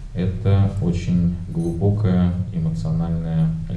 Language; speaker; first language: Russian; native; Russian